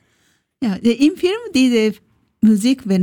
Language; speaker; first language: German; non-native, learner; Japanese